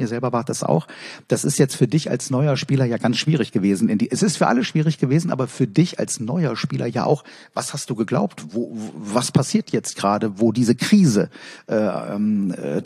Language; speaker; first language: German; native; German